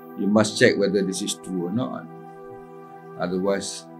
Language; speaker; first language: English; non-native, local second language; Malay